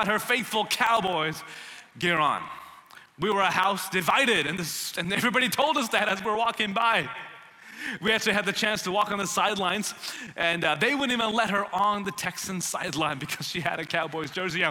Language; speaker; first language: English; non-native, local second language; Malayalam